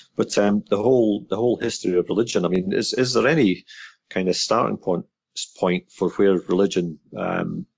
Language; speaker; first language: English; native; English